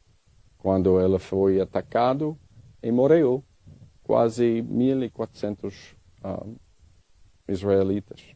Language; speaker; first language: Portuguese; non-native, learner; English